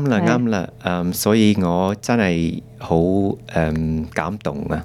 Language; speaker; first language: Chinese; early bilingual, heritage; Cantonese